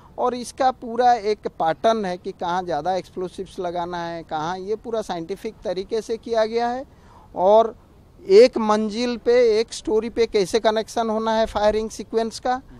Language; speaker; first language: Hindi; non-native, local second language; Odia